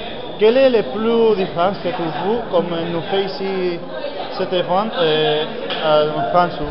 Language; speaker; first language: French; non-native, learner; Basque